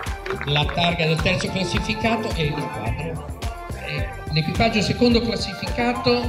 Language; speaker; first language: Italian; native; Italian